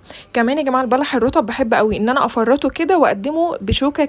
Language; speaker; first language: Arabic; native; Arabic